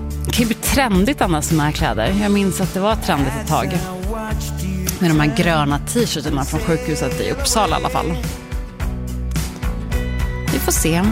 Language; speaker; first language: Swedish; native; Swedish